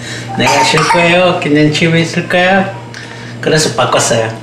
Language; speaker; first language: Korean; non-native, learner; Spanish